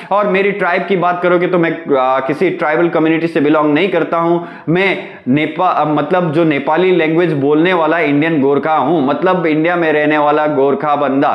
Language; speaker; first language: Hindi; non-native, local second language; Nepali